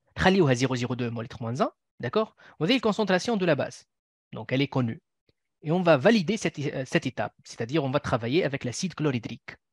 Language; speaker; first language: French; non-native, local second language; Arabic